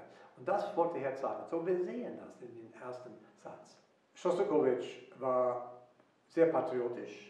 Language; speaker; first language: German; non-native, fluent; English